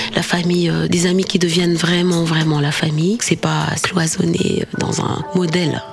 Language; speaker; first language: French; non-native, local second language; Wolof